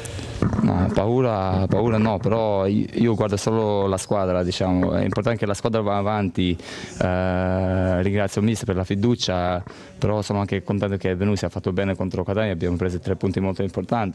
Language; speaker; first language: Italian; non-native, fluent; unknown